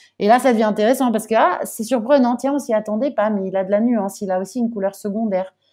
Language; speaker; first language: French; native; French